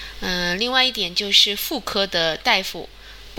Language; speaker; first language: Chinese; native; Chinese